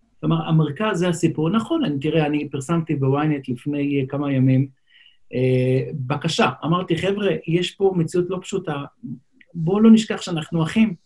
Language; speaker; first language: Hebrew; non-native, local second language; Yiddish